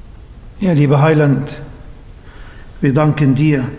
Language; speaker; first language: German; non-native, fluent; Arabic